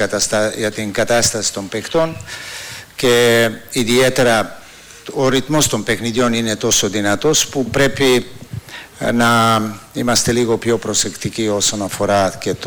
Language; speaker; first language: Greek; non-native, fluent; Serbian